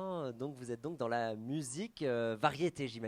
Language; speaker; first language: French; native; French